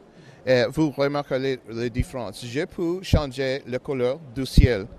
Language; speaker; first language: French; non-native, learner; English